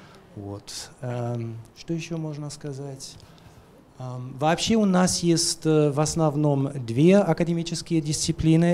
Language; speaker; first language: Russian; non-native, fluent; German